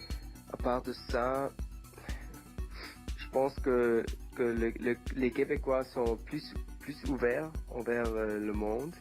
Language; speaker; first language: French; non-native, learner; Swedish